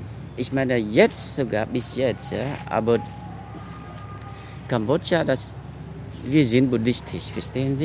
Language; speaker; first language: German; non-native, fluent; Khmer